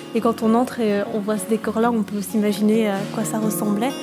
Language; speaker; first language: French; native; French